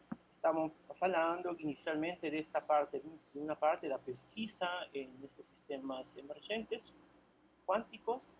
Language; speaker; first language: Portuguese; non-native, fluent; Spanish